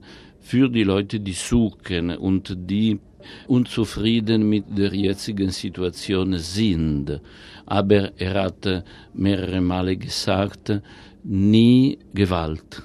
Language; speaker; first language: German; non-native, fluent; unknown